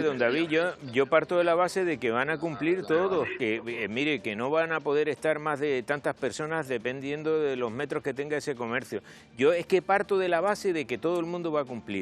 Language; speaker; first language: Spanish; native; Spanish